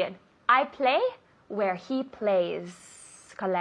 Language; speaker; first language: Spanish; non-native, fluent; English